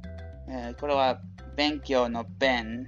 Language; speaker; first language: Japanese; non-native, learner; English